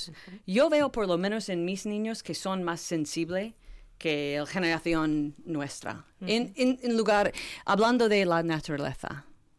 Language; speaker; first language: Spanish; non-native, learner; English